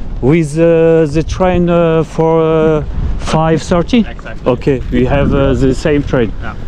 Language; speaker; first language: English; non-native, learner; Turkish